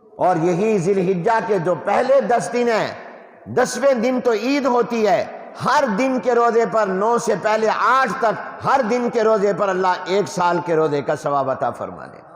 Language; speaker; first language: Urdu; non-native, local second language; Punjabi